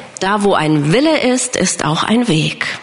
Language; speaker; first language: German; non-native, fluent; English